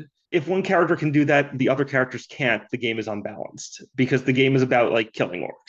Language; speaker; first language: English; native; English